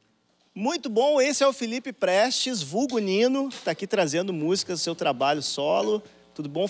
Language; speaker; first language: Portuguese; native; Portuguese